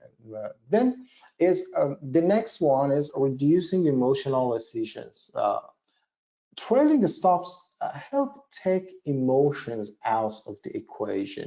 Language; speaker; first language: English; non-native, fluent; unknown